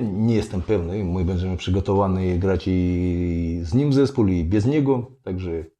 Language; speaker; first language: Polish; non-native, fluent; Russian